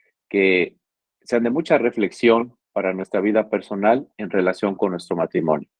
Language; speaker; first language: Spanish; native; Spanish